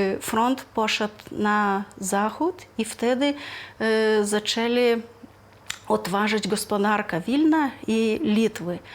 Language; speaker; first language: Polish; non-native, fluent; Lithuanian